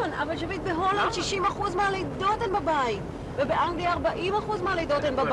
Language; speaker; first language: Hebrew; native; Hebrew